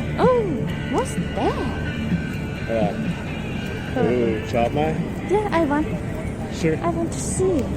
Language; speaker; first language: English; non-native, learner; Thai